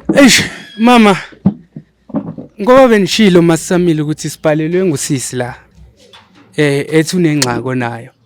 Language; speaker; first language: Zulu; non-native, local second language; Xhosa